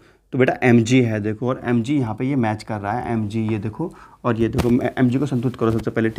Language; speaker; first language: Hindi; native; Hindi